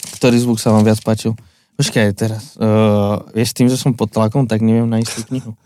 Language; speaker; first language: Slovak; non-native, fluent; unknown